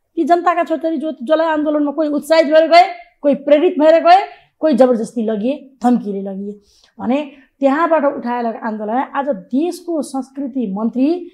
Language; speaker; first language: Nepali; native; Nepali